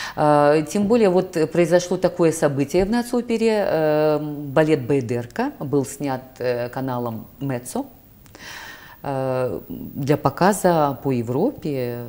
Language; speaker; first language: Russian; native; Russian